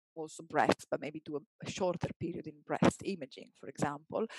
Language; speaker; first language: English; non-native, fluent; Italian